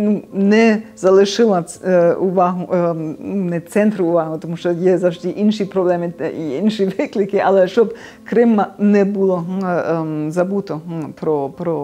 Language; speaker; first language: Ukrainian; non-native, fluent; German